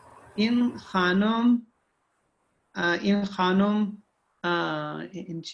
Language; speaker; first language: Persian; non-native, learner; Urdu